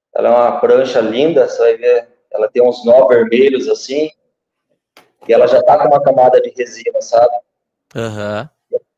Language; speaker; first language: Portuguese; native; Portuguese